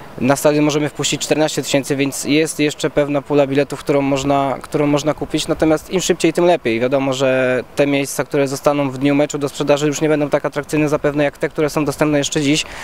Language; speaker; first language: Polish; native; Polish